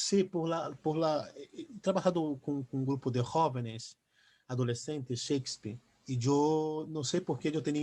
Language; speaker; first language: Spanish; non-native, fluent; Portuguese